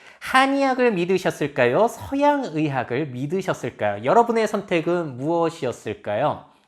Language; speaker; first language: Korean; native; Korean